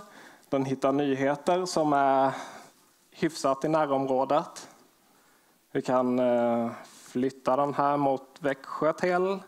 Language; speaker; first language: Swedish; native; Swedish